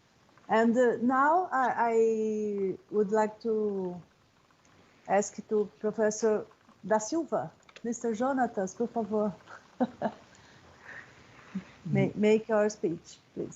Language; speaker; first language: English; non-native, learner; Portuguese